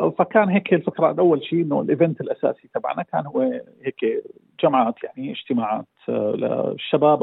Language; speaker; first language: Arabic; native; Arabic